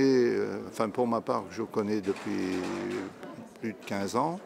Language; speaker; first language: French; native; French